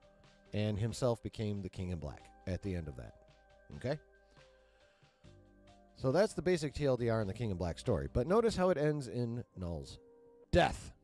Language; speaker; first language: English; native; English